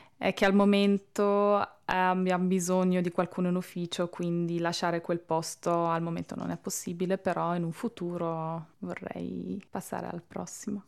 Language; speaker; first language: Italian; non-native, local second language; Ladin